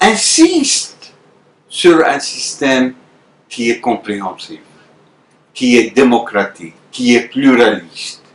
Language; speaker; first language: French; non-native, fluent; Arabic